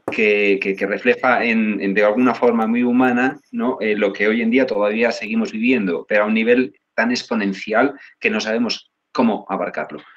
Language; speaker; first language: Spanish; native; Spanish